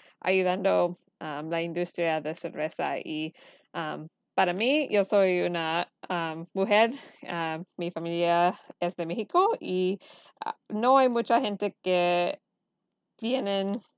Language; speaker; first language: Spanish; early bilingual, heritage; Spanish